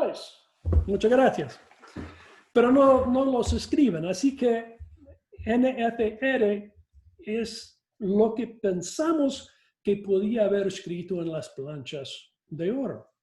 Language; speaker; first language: Spanish; non-native, fluent; English